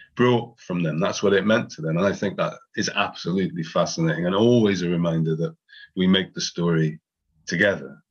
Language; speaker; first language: English; native; English